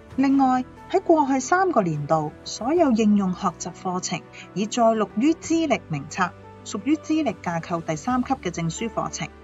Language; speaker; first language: Chinese; non-native, local second language; Cantonese